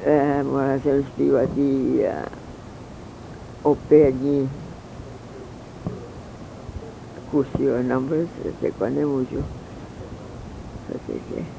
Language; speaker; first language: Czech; early bilingual, heritage; Czech